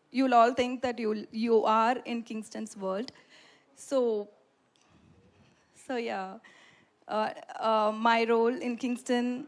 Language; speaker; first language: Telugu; non-native, learner; Tamil